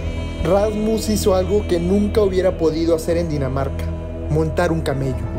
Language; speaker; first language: Spanish; native; Spanish